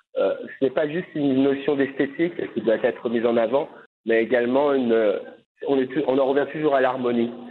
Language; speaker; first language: French; native; French